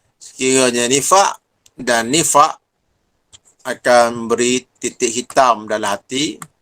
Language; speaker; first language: Malay; native; Malay